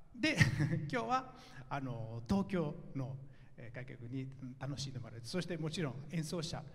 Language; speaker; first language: Japanese; non-native, fluent; Italian